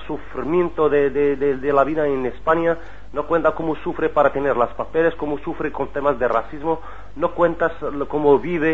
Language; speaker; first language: Spanish; non-native, learner; Arabic